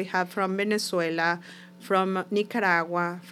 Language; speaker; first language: English; non-native, learner; Spanish